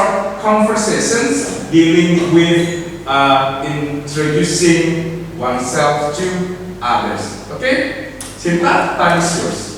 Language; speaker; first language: English; non-native, fluent; Indonesian